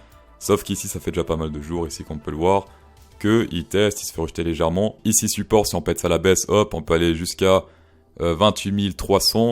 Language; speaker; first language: French; native; French